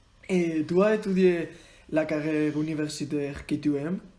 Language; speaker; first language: French; non-native, learner; Spanish